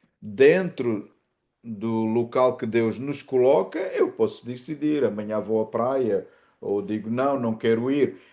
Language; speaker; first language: Portuguese; native; Portuguese